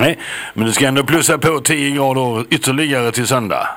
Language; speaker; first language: Swedish; native; Swedish